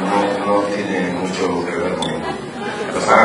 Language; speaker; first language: Spanish; native; Spanish